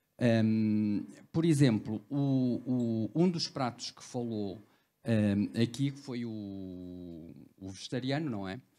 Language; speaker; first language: Portuguese; early bilingual, other home language; Cantonese